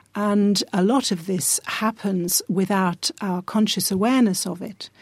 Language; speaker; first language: English; native; English